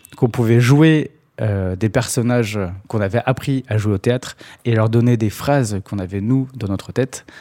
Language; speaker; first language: French; native; French